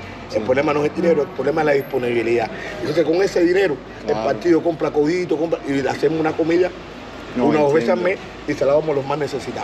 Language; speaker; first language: Spanish; native; Spanish